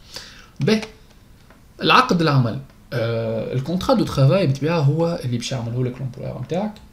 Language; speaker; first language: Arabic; native; Arabic